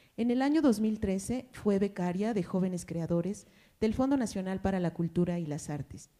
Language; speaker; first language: Spanish; native; Spanish